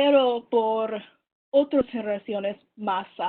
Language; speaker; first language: Spanish; non-native, learner; English